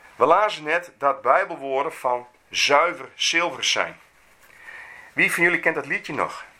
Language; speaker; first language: Dutch; native; Dutch